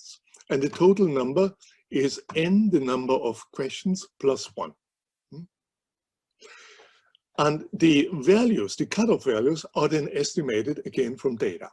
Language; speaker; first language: English; non-native, fluent; German